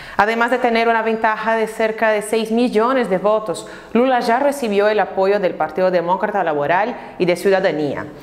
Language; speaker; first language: Spanish; non-native, fluent; Portuguese